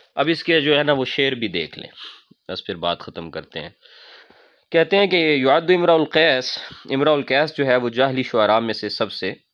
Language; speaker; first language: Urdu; non-native, local second language; Punjabi